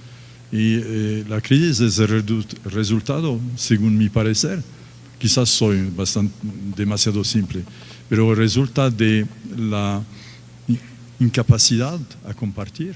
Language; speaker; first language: Spanish; non-native, fluent; French